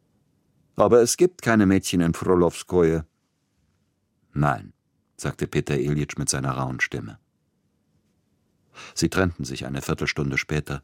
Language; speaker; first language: German; native; German